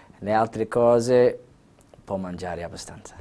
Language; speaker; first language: Italian; non-native, learner; English